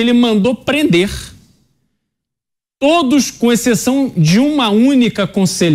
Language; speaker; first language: Portuguese; native; Portuguese